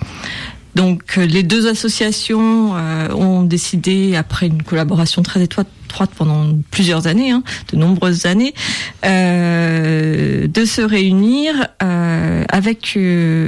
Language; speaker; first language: French; native; French